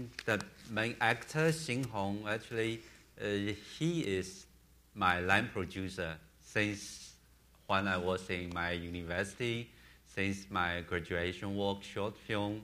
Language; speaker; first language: English; non-native, learner; Chinese